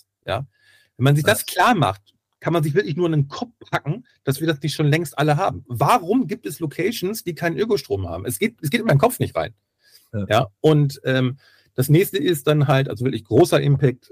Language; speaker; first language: German; native; German